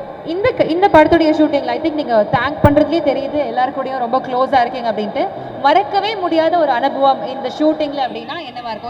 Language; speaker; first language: Tamil; native; Tamil